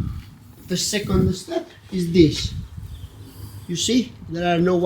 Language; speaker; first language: English; non-native, learner; Italian